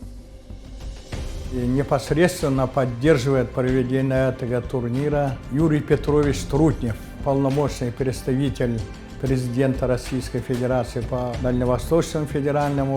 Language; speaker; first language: Russian; non-native, local second language; Yakut